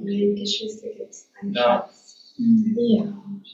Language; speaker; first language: German; non-native, fluent; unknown